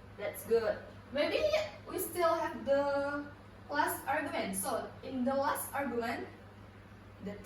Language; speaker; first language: English; non-native, learner; Indonesian